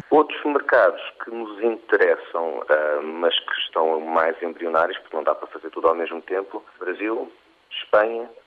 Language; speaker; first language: Portuguese; non-native, fluent; English